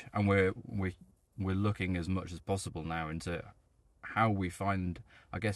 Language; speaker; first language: English; native; English